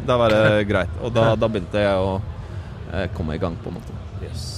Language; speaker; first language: Norwegian; non-native, fluent; Polish